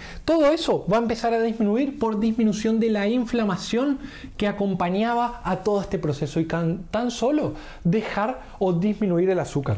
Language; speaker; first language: Spanish; native; Spanish